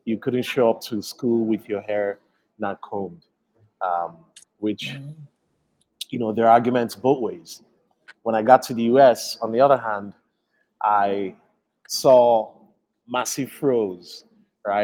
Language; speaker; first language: English; non-native, local second language; Igbo